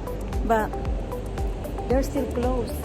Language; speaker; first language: English; non-native, local second language; Filipino